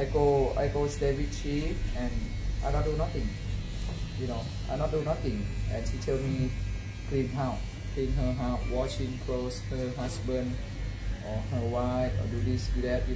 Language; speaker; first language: English; non-native, learner; Thai